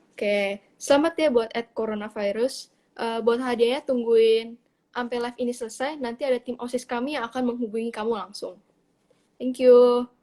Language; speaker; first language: Indonesian; native; Indonesian